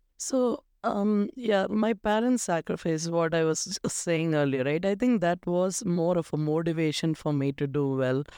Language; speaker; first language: English; non-native, local second language; Malayalam